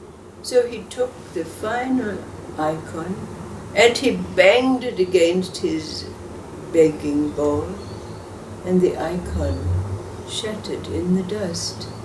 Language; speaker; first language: English; native; English